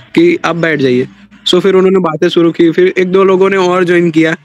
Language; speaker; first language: Hindi; non-native, local second language; Gujarati